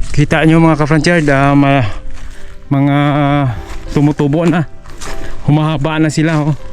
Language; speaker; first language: Filipino; non-native, local second language; Cebuano